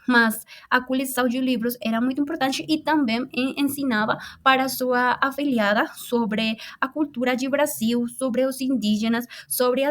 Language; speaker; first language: Portuguese; non-native, fluent; Spanish